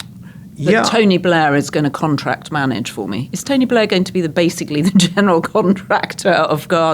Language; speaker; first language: English; native; English